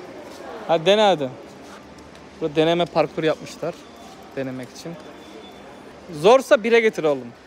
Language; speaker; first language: Turkish; native; Turkish